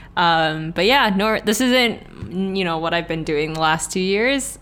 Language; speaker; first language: English; non-native, local second language; Cantonese